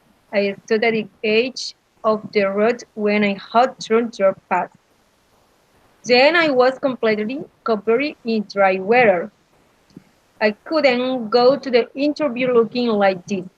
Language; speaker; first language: English; non-native, learner; Spanish